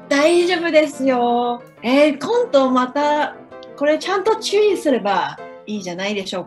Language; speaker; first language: Japanese; non-native, fluent; Cantonese